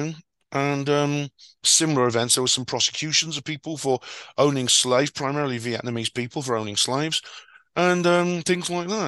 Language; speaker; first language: English; native; English